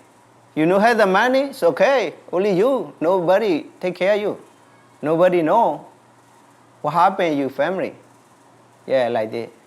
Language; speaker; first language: English; non-native, learner; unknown